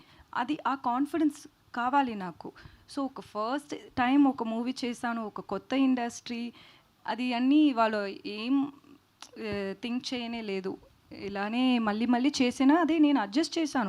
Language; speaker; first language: Telugu; non-native, learner; Tamil